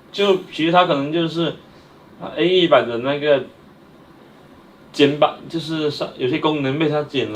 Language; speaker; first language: Chinese; native; Chinese